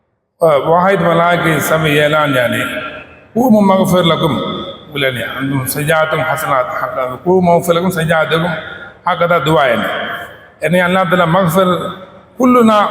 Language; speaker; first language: Arabic; non-native, learner; Indonesian